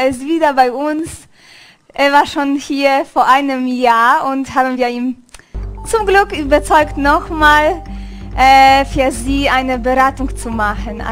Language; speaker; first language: German; non-native, fluent; Hungarian